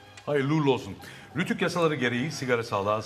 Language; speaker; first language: Turkish; native; Turkish